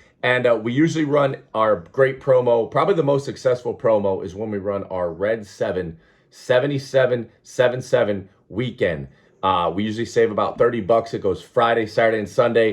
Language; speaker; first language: English; native; English